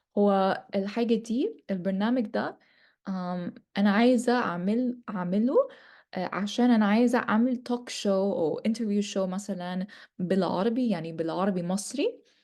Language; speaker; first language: Egyptian Arabic; non-native, learner; English